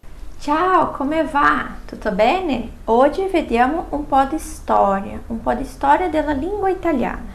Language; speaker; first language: Italian; non-native, fluent; Portuguese